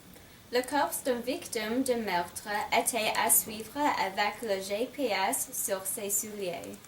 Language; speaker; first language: French; non-native, learner; English